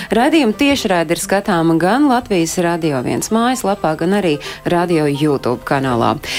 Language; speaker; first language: Latvian; native; Latvian